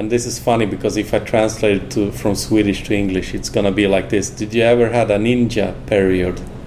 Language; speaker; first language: English; non-native, fluent; Swedish